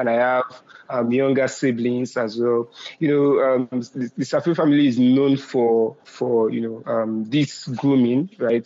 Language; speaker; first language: English; non-native, local second language; Yoruba